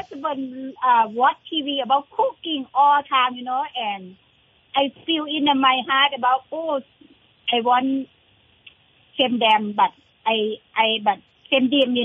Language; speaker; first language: English; non-native, learner; Thai